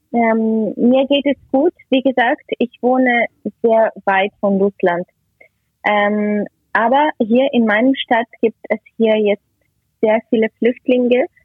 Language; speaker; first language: German; non-native, learner; Ukrainian